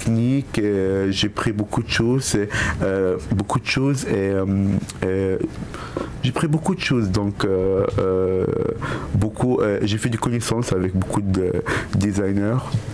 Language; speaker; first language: French; non-native, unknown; Arabic